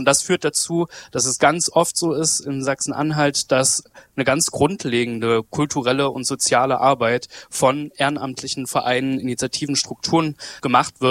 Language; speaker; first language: German; native; German